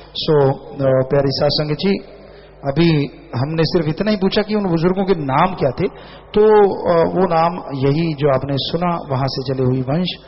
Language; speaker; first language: Hindi; non-native, local second language; Punjabi